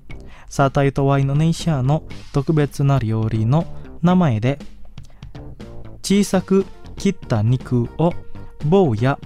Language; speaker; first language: Japanese; non-native, fluent; Indonesian